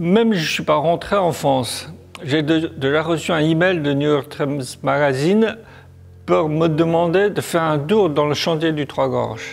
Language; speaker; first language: French; non-native, learner; Chinese